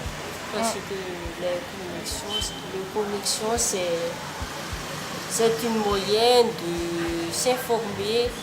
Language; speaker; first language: French; non-native, local second language; Malagasy